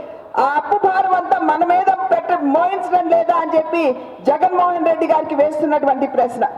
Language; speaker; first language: Telugu; native; Telugu